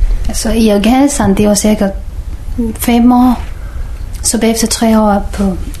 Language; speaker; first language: Danish; non-native, learner; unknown